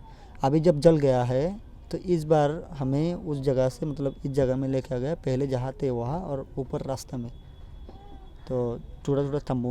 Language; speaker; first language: Hindi; non-native, fluent; Rohingya